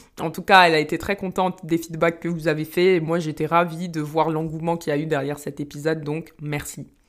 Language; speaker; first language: French; early bilingual, other home language; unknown